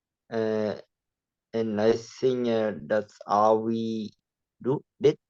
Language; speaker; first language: English; non-native, learner; Vietnamese